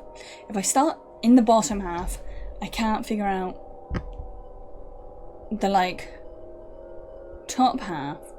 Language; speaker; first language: English; native; English